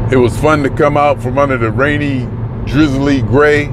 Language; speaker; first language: English; native; English